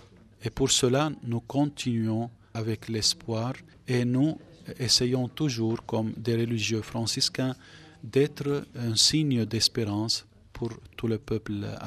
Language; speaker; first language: French; non-native, fluent; Arabic